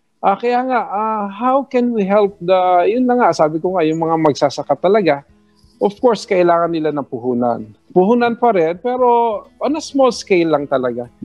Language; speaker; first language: Filipino; native; Filipino